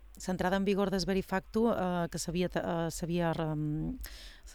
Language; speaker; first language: Catalan; native; Catalan